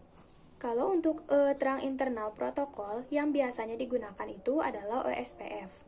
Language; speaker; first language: Indonesian; native; Indonesian